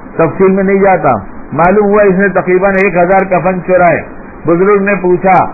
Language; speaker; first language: Urdu; native; Urdu